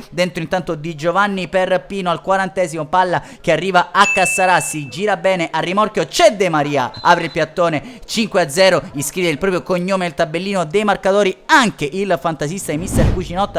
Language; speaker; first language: Italian; native; Italian